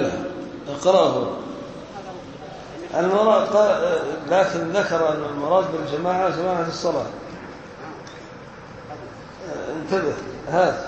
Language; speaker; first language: Arabic; native; Arabic